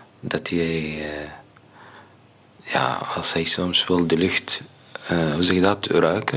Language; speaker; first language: Dutch; non-native, learner; Arabic